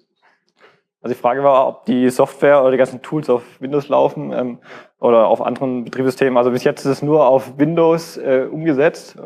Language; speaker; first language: German; native; German